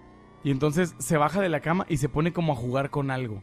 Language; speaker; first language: Spanish; native; Spanish